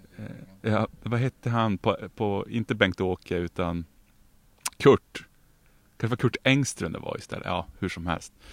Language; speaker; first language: Swedish; native; Swedish